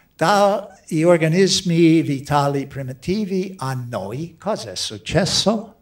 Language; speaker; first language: Italian; non-native, fluent; English